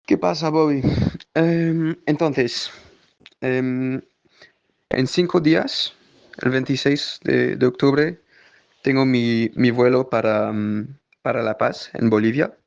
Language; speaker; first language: Spanish; non-native, learner; French